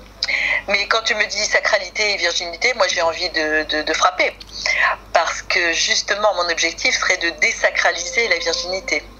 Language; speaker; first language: French; native; French